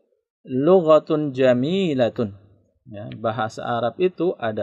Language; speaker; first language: Indonesian; native; Indonesian